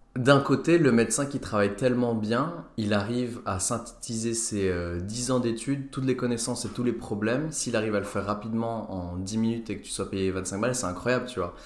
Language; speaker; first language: French; native; French